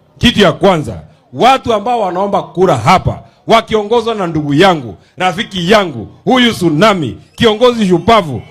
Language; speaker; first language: Swahili; non-native, local second language; Kikuyu